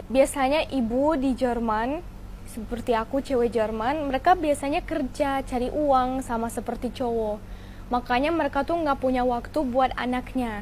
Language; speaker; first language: Indonesian; non-native, fluent; German